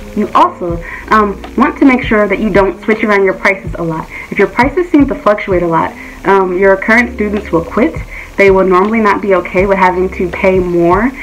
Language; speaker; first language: English; native; English